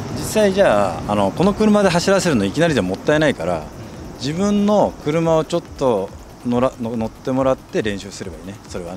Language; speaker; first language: Japanese; native; Japanese